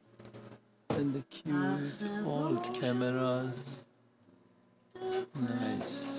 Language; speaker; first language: English; non-native, learner; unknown